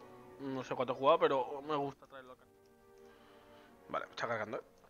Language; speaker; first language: Spanish; native; Spanish